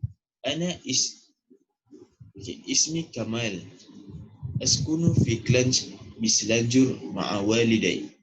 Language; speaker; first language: Arabic; non-native, learner; Malay